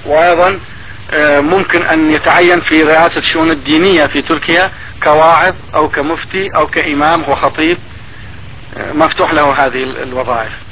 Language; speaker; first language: Arabic; non-native, fluent; Turkish